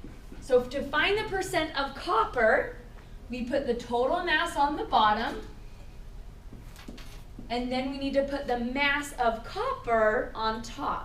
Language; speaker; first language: English; native; English